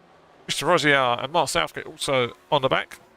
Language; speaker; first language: English; native; English